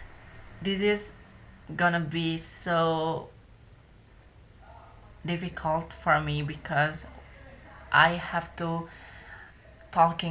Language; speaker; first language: English; non-native, learner; Indonesian